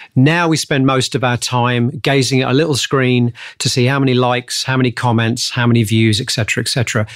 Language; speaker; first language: English; native; English